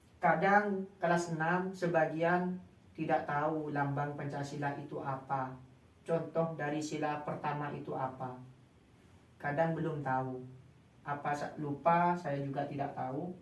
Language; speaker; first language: Indonesian; non-native, local second language; Madurese